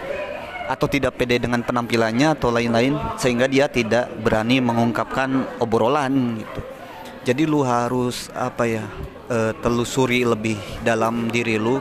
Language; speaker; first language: Indonesian; native; Indonesian